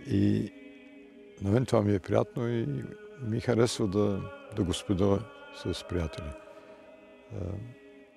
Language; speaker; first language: Bulgarian; early bilingual, heritage; Bulgarian